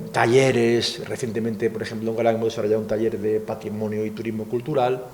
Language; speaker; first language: Spanish; native; Spanish